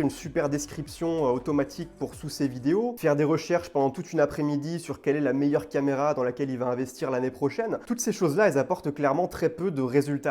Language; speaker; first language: French; native; French